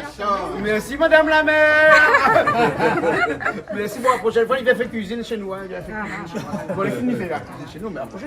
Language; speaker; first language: French; native; French